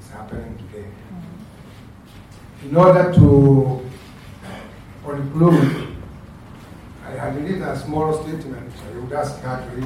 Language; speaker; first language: English; non-native, local second language; Kikuyu